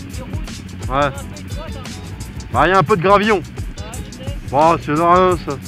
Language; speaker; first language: French; native; French